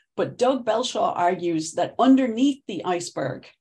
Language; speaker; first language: English; native; English